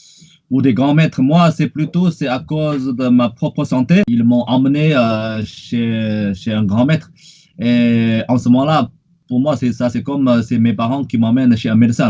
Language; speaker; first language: French; non-native, fluent; Chinese